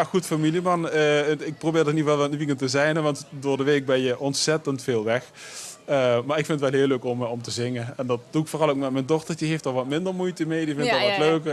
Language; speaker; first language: Dutch; native; Dutch